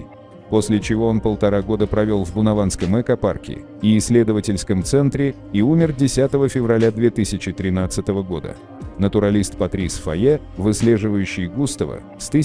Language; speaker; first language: Russian; native; Russian